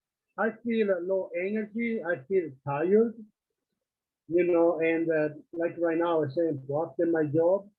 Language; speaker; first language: English; non-native, learner; Italian